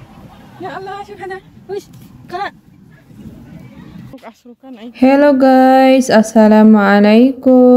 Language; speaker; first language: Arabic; non-native, learner; Indonesian